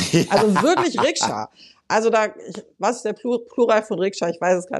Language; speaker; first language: German; native; German